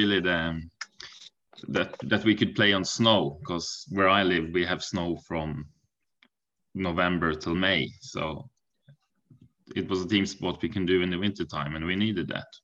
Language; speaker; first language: English; non-native, fluent; Norwegian